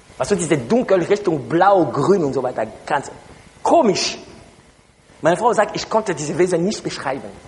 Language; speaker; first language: German; non-native, learner; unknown